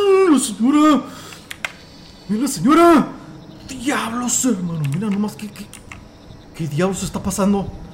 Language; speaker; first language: Spanish; native; Spanish